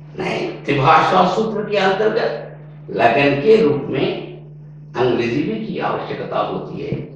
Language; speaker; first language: Hindi; non-native, local second language; Telugu